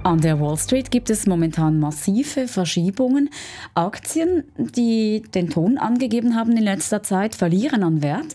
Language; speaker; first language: German; native; German